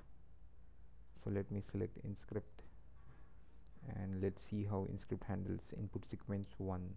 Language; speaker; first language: English; non-native, local second language; Marathi